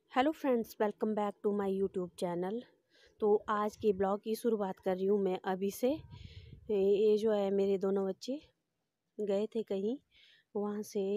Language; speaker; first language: Hindi; native; Hindi